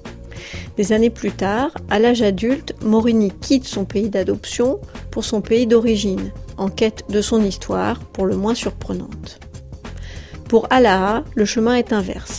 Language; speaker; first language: French; native; French